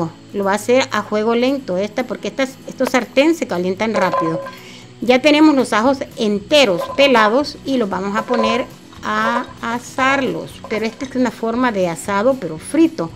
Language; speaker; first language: Spanish; native; Spanish